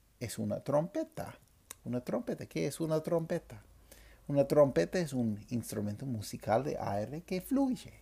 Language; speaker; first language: Spanish; non-native, fluent; English